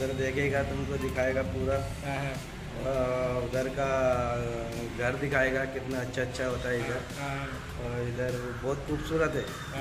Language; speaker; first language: Hindi; non-native, local second language; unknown